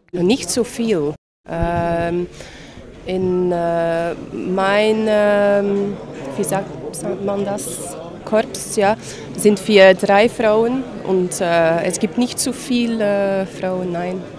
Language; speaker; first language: German; non-native, learner; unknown